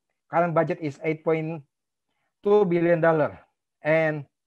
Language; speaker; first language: English; non-native, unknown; Indonesian